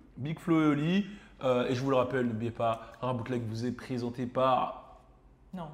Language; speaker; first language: French; native; French